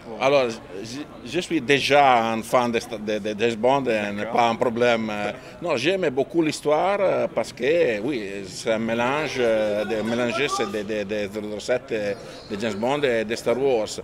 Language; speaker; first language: French; non-native, fluent; Italian